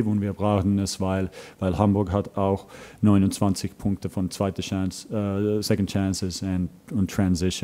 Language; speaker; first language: German; non-native, fluent; Finnish